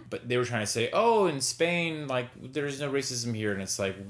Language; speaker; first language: English; native; English